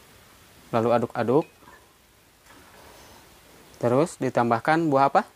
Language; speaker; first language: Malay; non-native, local second language; Sundanese